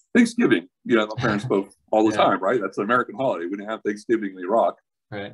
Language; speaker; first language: English; native; English